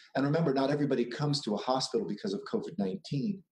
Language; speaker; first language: English; native; English